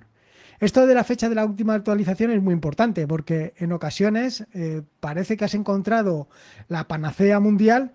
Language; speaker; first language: Spanish; native; Spanish